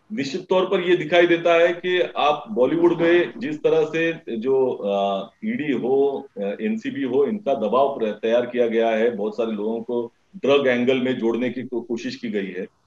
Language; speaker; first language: Hindi; non-native, local second language; Marathi